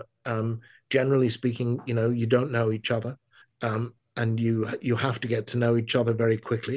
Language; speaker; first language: English; native; English